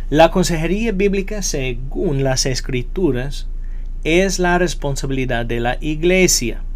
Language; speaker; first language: Spanish; non-native, fluent; English